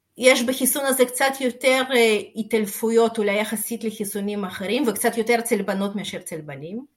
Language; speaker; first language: Hebrew; non-native, fluent; Russian